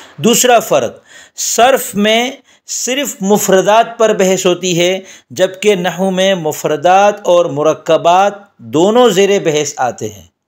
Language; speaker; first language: Urdu; native; Urdu